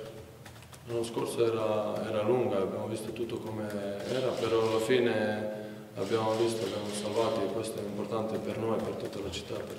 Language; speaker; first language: Italian; non-native, learner; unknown